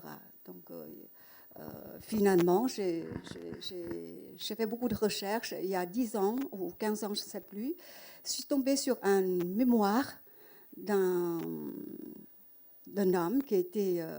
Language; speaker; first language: French; non-native, fluent; Vietnamese